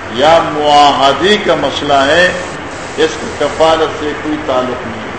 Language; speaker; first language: Urdu; non-native, local second language; Northern Hindko